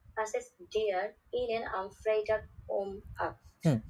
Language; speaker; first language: German; non-native, learner; Bangla